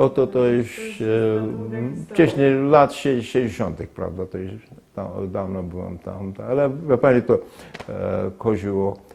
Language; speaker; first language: Polish; non-native, fluent; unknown